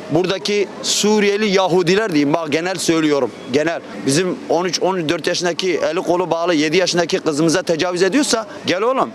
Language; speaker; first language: Turkish; non-native, local second language; Kurdish